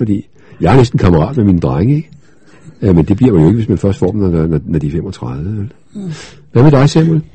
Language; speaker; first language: Danish; native; Danish